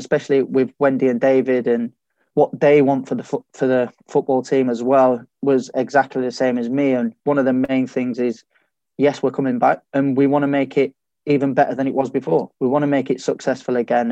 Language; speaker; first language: English; native; English